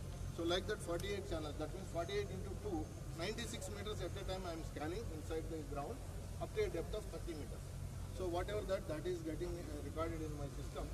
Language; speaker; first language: English; non-native, local second language; Telugu